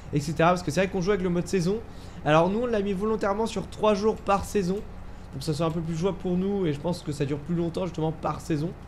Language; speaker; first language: French; native; French